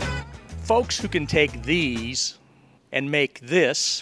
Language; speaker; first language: English; native; English